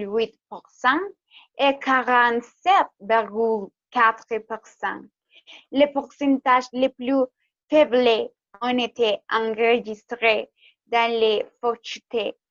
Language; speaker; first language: French; non-native, learner; Spanish